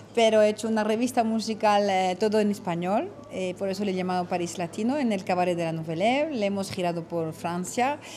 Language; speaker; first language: Spanish; non-native, fluent; French